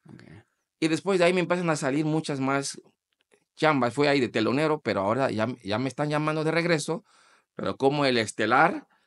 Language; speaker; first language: Spanish; non-native, fluent; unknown